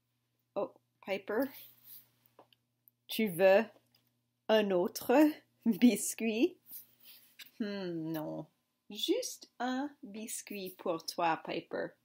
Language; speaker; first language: French; non-native, fluent; English